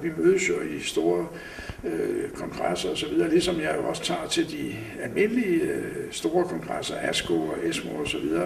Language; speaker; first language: Danish; native; Danish